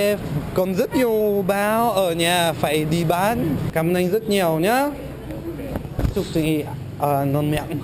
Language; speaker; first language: Vietnamese; non-native, fluent; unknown